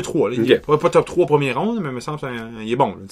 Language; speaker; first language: French; native; French